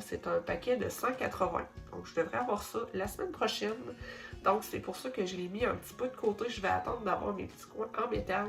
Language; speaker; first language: French; native; French